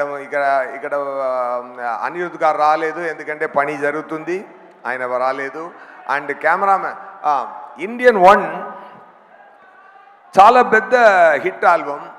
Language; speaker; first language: Telugu; non-native, learner; Tamil